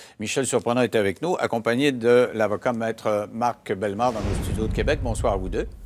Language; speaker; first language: French; native; French